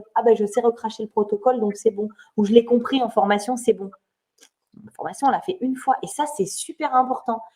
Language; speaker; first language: French; native; French